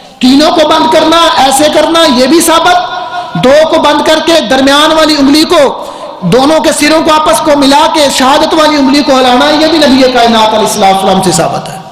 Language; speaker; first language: Urdu; non-native, local second language; Punjabi